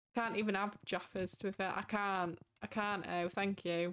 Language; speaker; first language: English; native; English